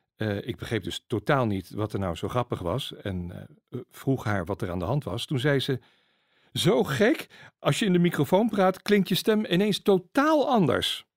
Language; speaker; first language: Dutch; native; Dutch